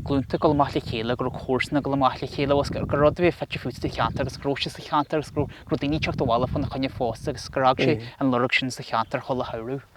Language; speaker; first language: Irish; native; Irish